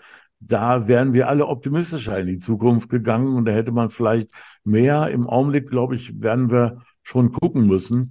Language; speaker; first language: German; native; German